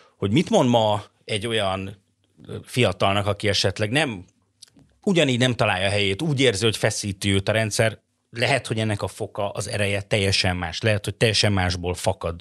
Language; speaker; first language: Hungarian; native; Hungarian